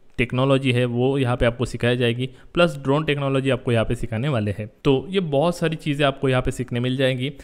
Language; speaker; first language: Hindi; native; Hindi